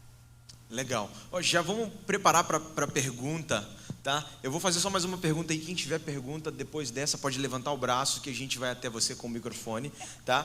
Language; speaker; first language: Portuguese; native; Portuguese